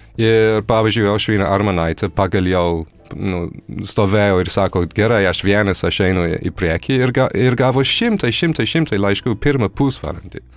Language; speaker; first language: Lithuanian; non-native, fluent; English